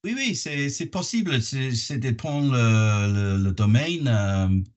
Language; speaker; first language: French; non-native, learner; English